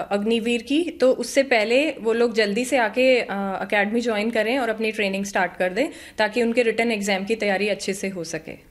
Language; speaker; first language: Hindi; native; Hindi